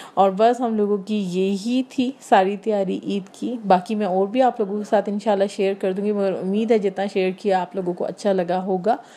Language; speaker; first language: Urdu; native; Urdu